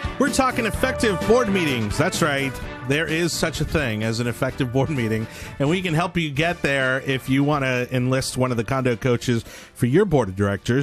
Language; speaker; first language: English; native; English